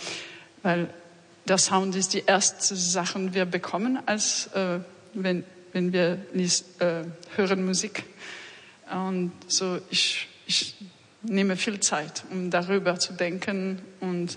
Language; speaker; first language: German; non-native, fluent; French